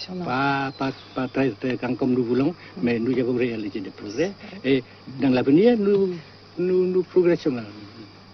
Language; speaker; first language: French; non-native, fluent; Vietnamese